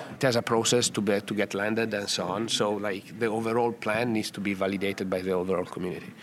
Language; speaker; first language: English; non-native, fluent; Italian